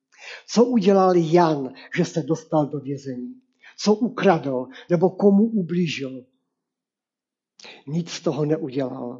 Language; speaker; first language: Czech; non-native, local second language; Polish